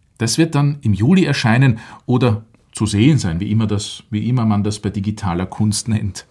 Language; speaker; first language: German; native; German